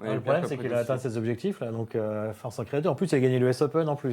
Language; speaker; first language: French; native; French